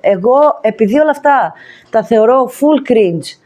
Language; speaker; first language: Greek; native; Greek